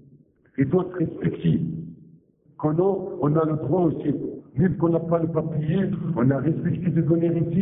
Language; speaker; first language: French; non-native, fluent; Arabic